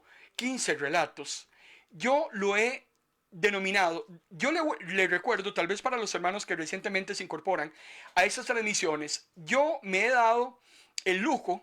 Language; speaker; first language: Spanish; native; Spanish